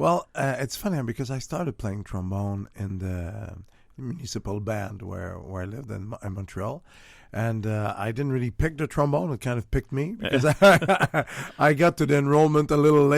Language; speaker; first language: English; non-native, fluent; French